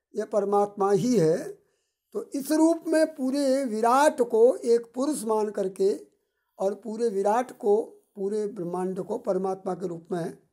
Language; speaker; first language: Hindi; native; Hindi